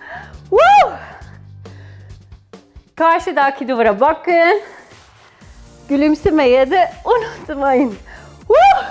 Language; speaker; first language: Turkish; non-native, fluent; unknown